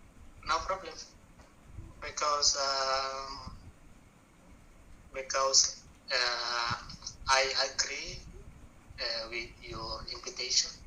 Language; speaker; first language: English; non-native, learner; Buginese